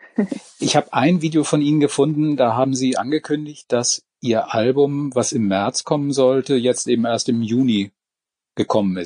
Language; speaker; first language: German; native; German